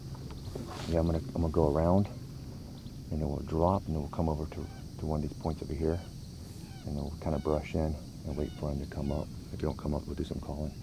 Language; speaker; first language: English; native; English